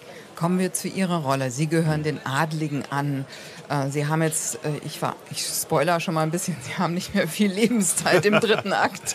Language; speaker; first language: German; native; German